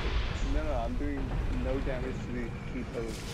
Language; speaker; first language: English; native; English